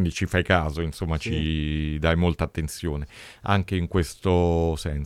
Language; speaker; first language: Italian; native; Italian